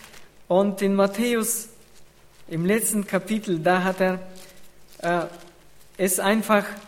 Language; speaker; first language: German; non-native, fluent; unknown